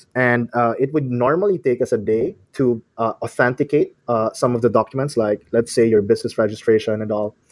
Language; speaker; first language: English; non-native, local second language; Filipino